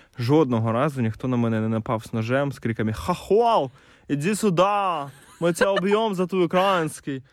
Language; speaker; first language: Ukrainian; non-native, local second language; Russian